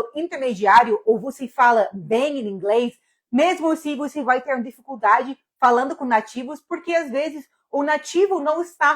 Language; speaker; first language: Portuguese; non-native, fluent; English